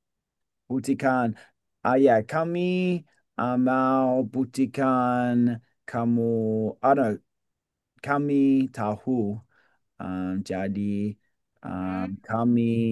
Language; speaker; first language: Indonesian; non-native, learner; English